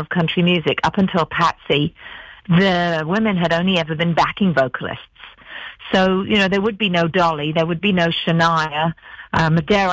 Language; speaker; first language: English; native; English